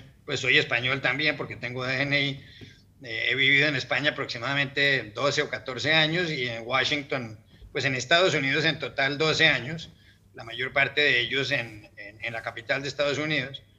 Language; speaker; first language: Spanish; native; Spanish